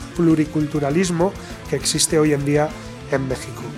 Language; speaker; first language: Spanish; native; Spanish